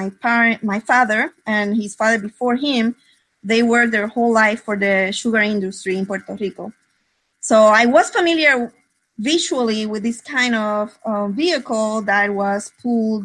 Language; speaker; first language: English; non-native, fluent; Spanish